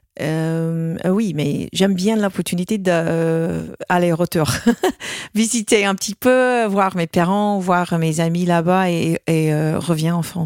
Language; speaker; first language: French; non-native, fluent; English